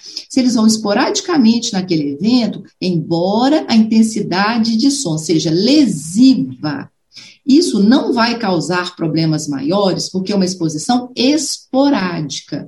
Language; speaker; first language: Portuguese; native; Portuguese